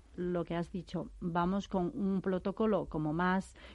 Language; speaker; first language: Spanish; non-native, fluent; Chinese